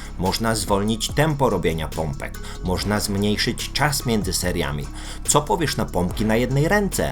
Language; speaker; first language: Polish; native; Polish